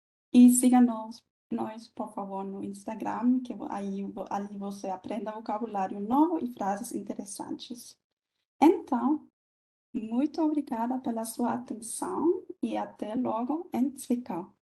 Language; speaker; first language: Portuguese; non-native, fluent; German